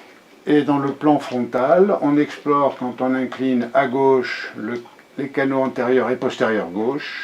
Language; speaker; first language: French; native; French